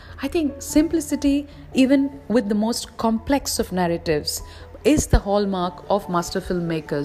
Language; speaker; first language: English; non-native, local second language; Tamil